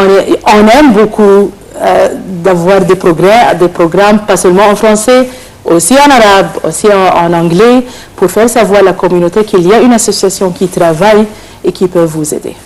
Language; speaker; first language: French; non-native, fluent; Arabic